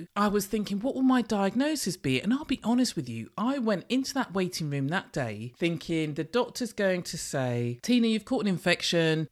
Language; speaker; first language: English; native; English